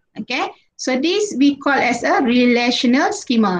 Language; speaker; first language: English; non-native, local second language; Malay